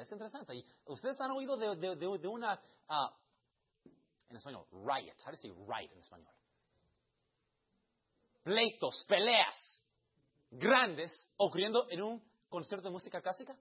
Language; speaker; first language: Spanish; early bilingual, heritage; Spanish